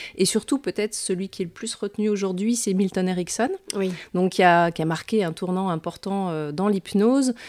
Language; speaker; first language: French; native; French